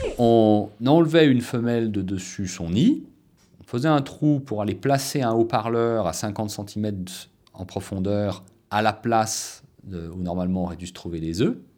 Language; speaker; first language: French; native; French